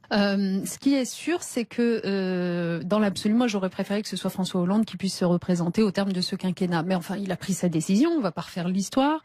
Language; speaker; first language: French; early bilingual, other home language; Riffian